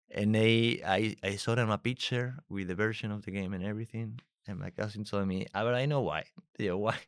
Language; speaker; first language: English; non-native, fluent; Spanish